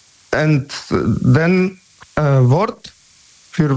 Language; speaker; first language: German; non-native, learner; Polish